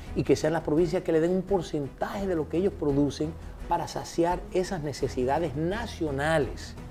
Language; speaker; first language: Spanish; early bilingual, heritage; Spanish